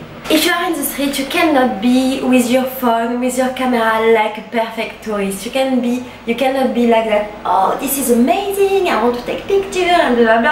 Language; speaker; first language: English; non-native, learner; French